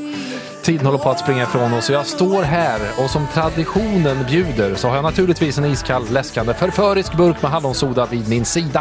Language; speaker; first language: Swedish; native; Swedish